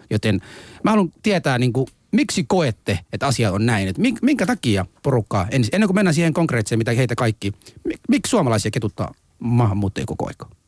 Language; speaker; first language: Finnish; non-native, fluent; Somali